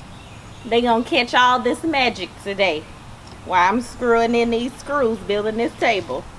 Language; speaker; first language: English; native; English